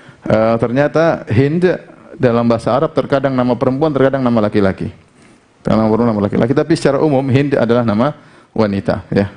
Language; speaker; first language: Indonesian; native; Indonesian